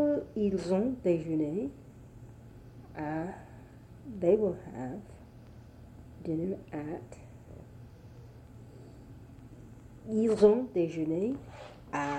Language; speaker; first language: French; non-native, learner; English